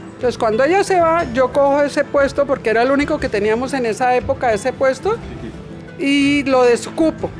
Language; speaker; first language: Spanish; native; Spanish